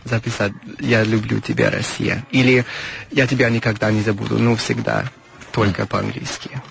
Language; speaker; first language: Russian; non-native, learner; English